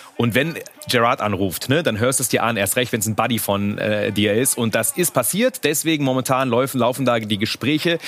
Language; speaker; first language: German; native; German